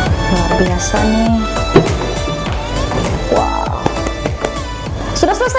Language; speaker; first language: Indonesian; native; Indonesian